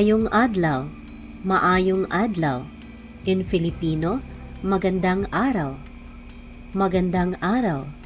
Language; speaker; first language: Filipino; non-native, local second language; Cebuano